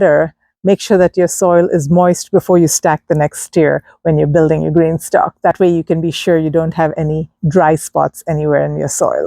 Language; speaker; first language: English; native; English